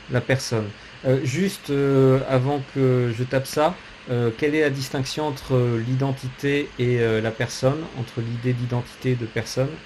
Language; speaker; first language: French; native; French